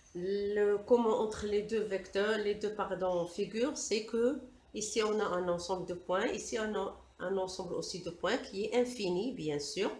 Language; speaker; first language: French; non-native, local second language; Arabic